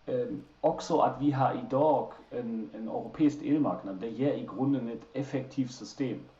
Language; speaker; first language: Swedish; non-native, fluent; German